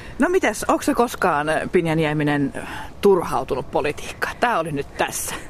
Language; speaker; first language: Finnish; native; Finnish